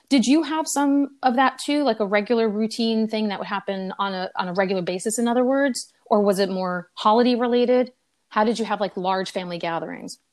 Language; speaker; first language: English; native; English